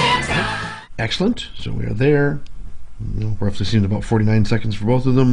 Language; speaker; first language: English; native; English